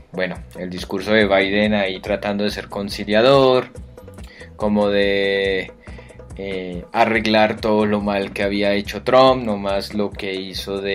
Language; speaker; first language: Spanish; native; Spanish